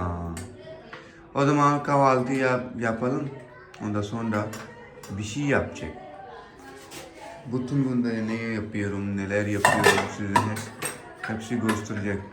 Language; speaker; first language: Turkish; non-native, learner; Urdu